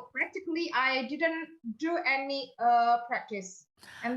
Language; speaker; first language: English; non-native, fluent; Indonesian